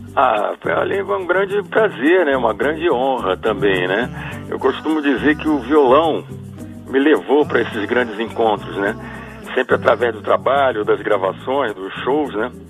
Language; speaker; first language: Portuguese; native; Portuguese